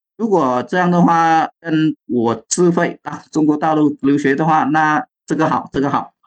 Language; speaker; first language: Chinese; non-native, fluent; Vietnamese